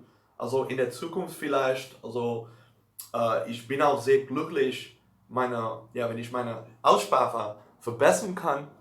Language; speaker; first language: German; non-native, learner; Dutch